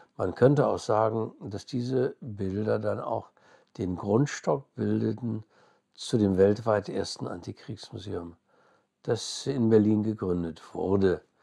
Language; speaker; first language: German; early bilingual, other home language; English